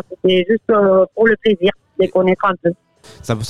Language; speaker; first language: French; non-native, fluent; Spanish